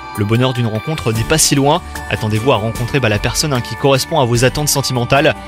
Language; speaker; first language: French; native; French